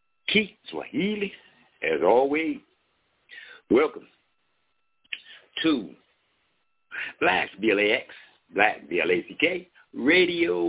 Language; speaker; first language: English; native; English